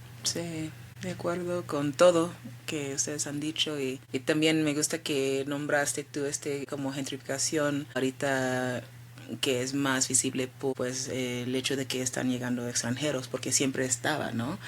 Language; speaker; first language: Spanish; early bilingual, heritage; Spanish